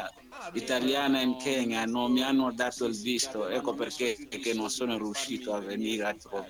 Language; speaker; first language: Italian; non-native, learner; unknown